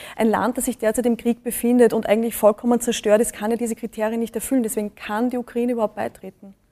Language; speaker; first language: German; native; German